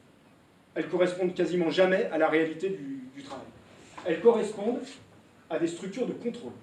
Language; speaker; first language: French; native; French